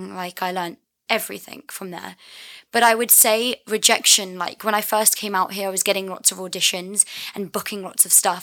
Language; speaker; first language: English; native; English